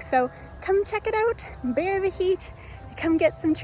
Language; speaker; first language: English; native; English